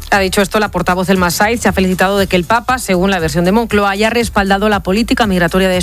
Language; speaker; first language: Spanish; native; Spanish